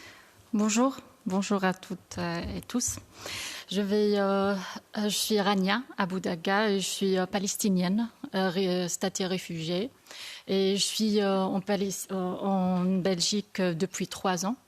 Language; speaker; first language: French; non-native, learner; Arabic